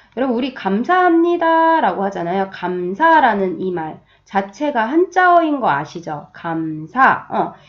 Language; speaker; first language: Korean; native; Korean